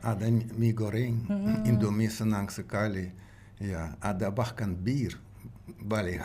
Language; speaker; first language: Indonesian; non-native, learner; Russian